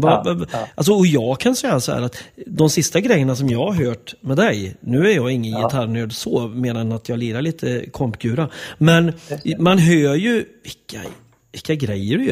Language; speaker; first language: Swedish; native; Swedish